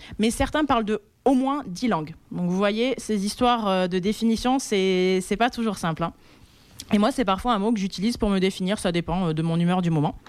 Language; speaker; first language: French; native; French